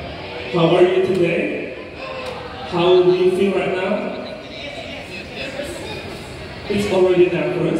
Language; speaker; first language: English; non-native, fluent; Indonesian